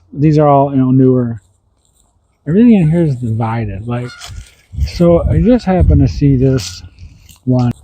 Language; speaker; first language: English; native; English